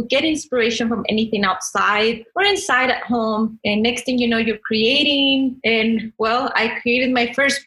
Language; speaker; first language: English; non-native, fluent; Spanish